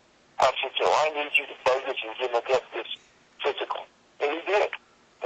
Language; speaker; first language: English; native; English